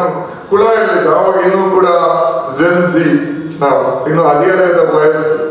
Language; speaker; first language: Kannada; non-native, local second language; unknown